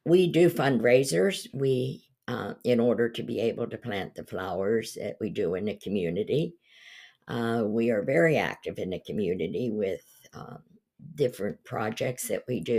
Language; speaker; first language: English; native; English